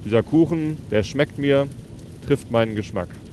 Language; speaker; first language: German; native; German